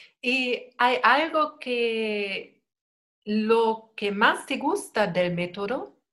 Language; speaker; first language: Spanish; non-native, learner; German